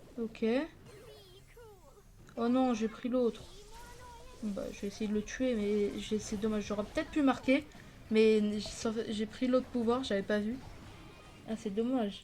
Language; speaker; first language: French; native; French